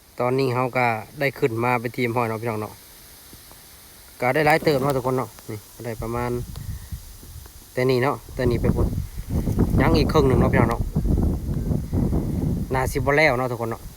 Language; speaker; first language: Thai; non-native, local second language; Lao